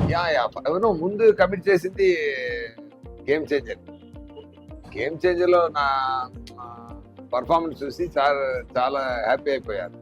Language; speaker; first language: Telugu; non-native, fluent; Tamil